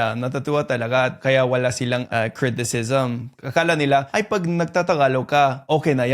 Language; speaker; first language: Filipino; non-native, fluent; English